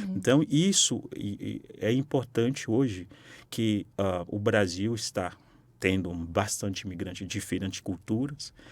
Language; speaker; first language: Portuguese; non-native, fluent; Haitian Creole